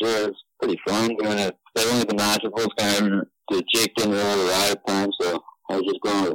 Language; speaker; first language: English; native; English